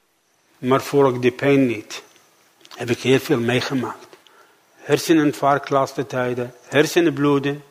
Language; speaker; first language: Dutch; non-native, fluent; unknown